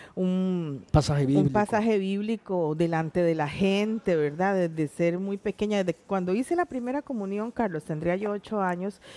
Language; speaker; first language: Spanish; native; Spanish